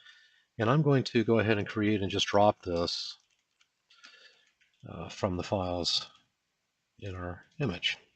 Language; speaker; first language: English; native; English